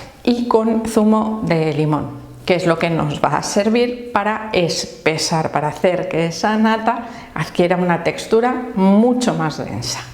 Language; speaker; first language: Spanish; native; Spanish